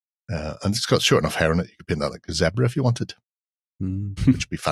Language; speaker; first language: English; native; English